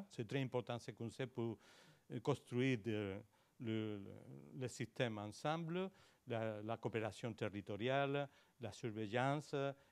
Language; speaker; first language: French; non-native, learner; Spanish